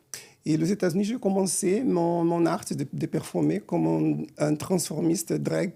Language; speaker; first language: French; non-native, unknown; Portuguese